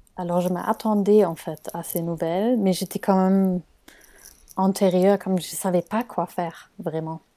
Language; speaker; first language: French; non-native, fluent; German